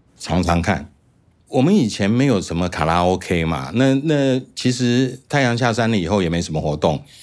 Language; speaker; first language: Chinese; native; Chinese